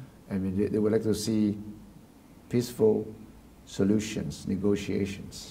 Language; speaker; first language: English; non-native, fluent; Thai